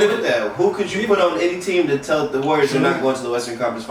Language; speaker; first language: English; native; English